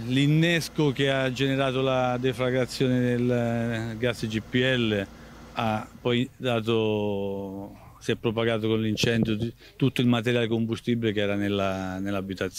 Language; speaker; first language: Italian; native; Italian